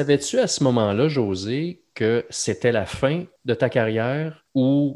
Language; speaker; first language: French; native; French